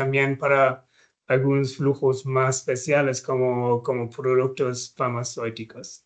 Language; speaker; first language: Spanish; non-native, fluent; German